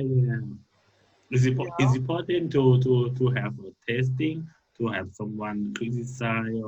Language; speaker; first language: English; non-native, learner; Thai